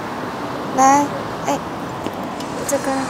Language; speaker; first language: Chinese; non-native, fluent; Indonesian